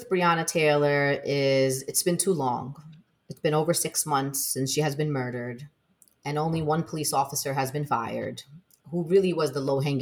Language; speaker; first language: English; native; English